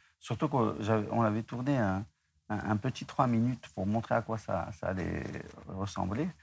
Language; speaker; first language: French; non-native, local second language; Arabic